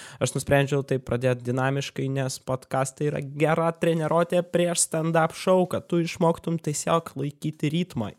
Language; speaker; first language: Lithuanian; non-native, local second language; Russian